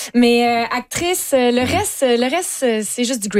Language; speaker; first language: French; native; French